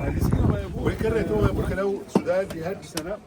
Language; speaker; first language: Indonesian; non-native, fluent; Arabic